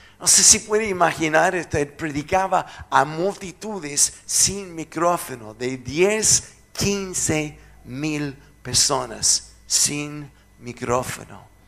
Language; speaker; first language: Spanish; non-native, fluent; English